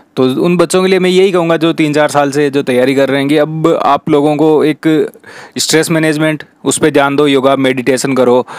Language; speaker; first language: Hindi; native; Hindi